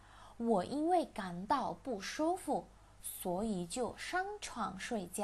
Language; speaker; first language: Chinese; non-native, fluent; Indonesian